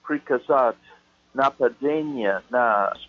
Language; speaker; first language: Russian; non-native, fluent; English